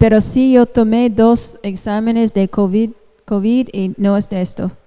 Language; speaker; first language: Spanish; non-native, fluent; English